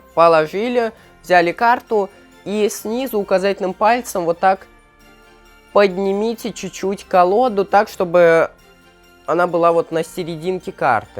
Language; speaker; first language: Russian; native; Russian